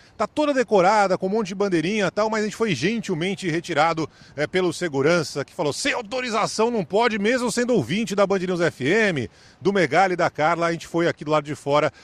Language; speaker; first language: Portuguese; native; Portuguese